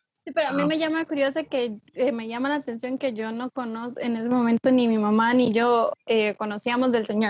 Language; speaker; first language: Spanish; native; Spanish